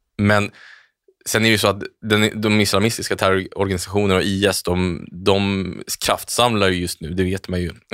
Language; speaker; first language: Swedish; native; Swedish